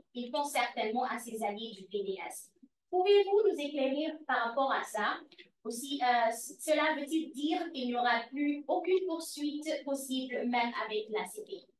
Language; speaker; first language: French; non-native, local second language; Wolof